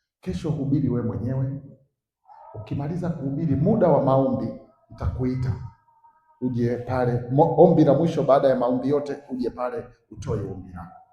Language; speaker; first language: Swahili; native; Swahili